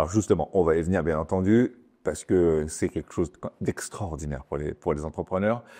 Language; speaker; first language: French; native; French